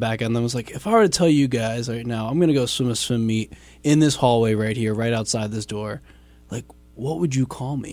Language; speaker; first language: English; native; English